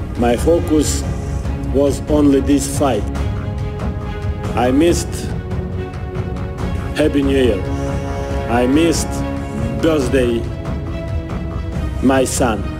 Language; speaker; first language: English; non-native, learner; Ukrainian